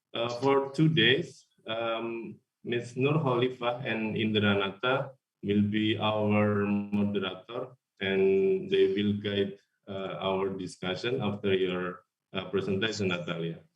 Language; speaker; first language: English; non-native, learner; Indonesian